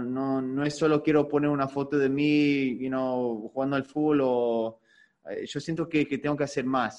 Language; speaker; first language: Spanish; early bilingual, heritage; Spanish